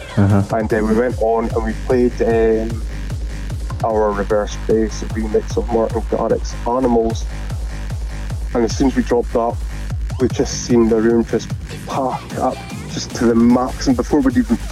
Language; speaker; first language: English; native; English